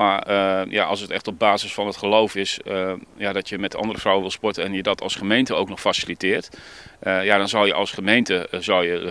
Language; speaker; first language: Dutch; native; Dutch